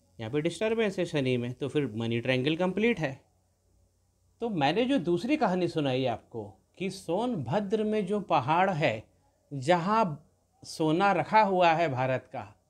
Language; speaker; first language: Hindi; native; Hindi